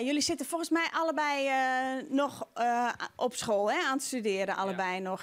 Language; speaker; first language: Dutch; non-native, local second language; Western Frisian